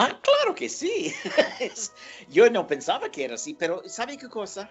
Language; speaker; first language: Spanish; non-native, fluent; English